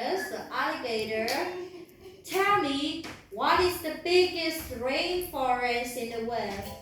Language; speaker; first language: English; non-native, learner; Vietnamese